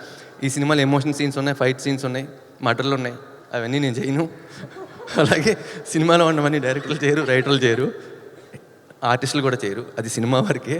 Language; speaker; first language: Telugu; native; Telugu